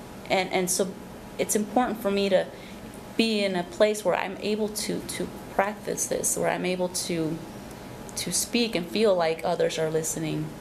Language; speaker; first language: English; early bilingual, other home language; Spanish